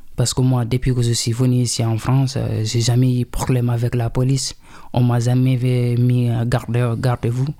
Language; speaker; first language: French; non-native, local second language; Wolof